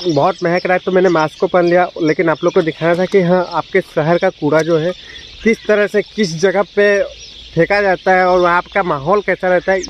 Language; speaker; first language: Hindi; non-native, local second language; Assamese